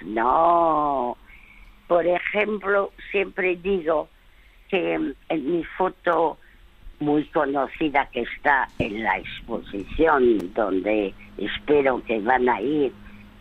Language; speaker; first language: Spanish; early bilingual, other home language; French